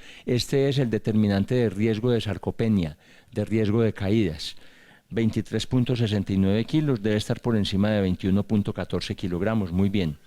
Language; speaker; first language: Spanish; native; Spanish